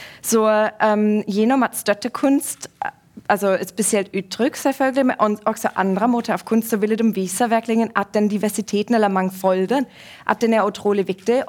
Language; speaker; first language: Norwegian; non-native, fluent; German